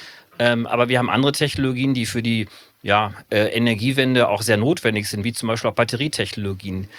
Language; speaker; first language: German; native; German